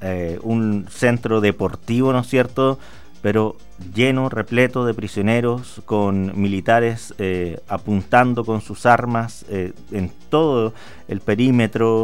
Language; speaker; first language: Spanish; native; Spanish